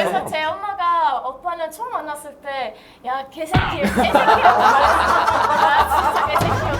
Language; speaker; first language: Korean; early bilingual, other home language; Italian